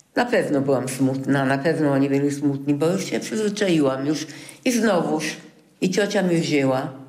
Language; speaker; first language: Polish; native; Polish